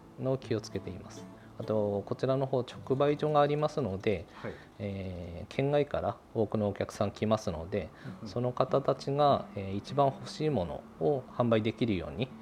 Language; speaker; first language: Japanese; native; Japanese